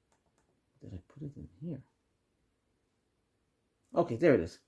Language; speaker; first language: English; native; English